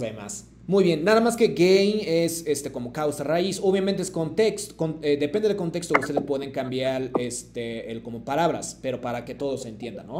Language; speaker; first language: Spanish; non-native, fluent; Japanese